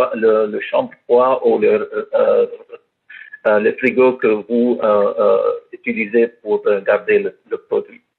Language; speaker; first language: French; non-native, learner; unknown